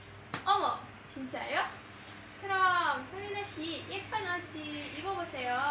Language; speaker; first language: Korean; non-native, learner; Indonesian